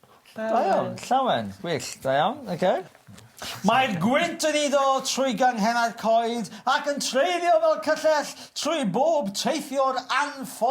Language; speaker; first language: Welsh; non-native, fluent; English